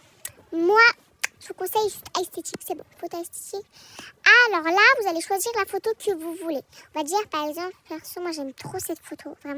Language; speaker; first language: French; native; French